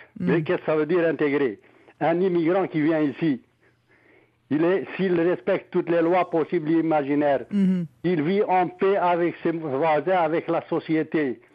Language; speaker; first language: French; non-native, local second language; Arabic